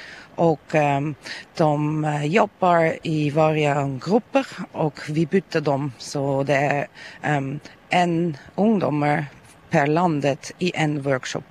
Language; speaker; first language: Swedish; non-native, learner; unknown